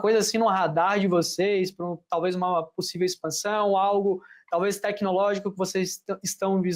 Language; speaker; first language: Portuguese; native; Portuguese